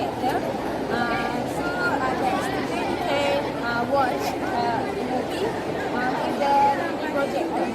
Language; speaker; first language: English; non-native, local second language; Malay